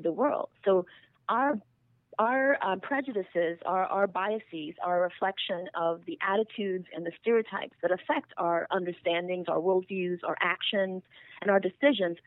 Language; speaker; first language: English; native; English